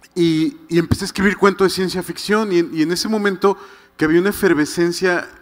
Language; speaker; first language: Spanish; native; Spanish